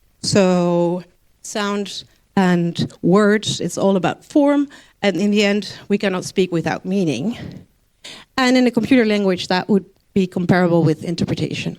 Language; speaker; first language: English; non-native, fluent; Dutch